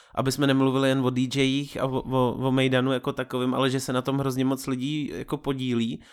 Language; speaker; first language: Czech; native; Czech